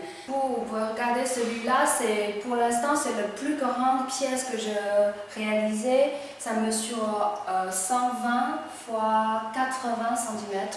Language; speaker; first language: French; non-native, fluent; Chinese